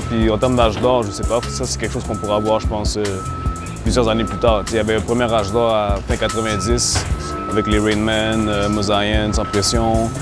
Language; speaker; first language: French; native; French